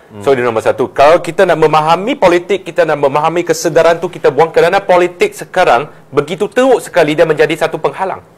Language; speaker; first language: Malay; non-native, local second language; Chinese